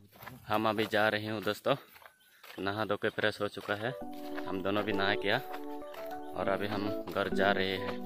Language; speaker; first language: Hindi; non-native, local second language; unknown